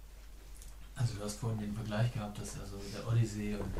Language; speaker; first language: German; native; German